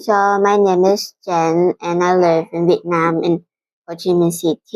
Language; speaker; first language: English; non-native, fluent; Vietnamese